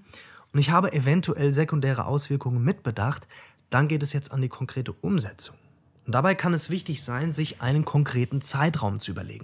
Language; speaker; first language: German; native; German